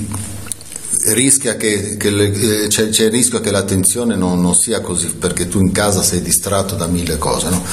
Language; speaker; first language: Italian; native; Italian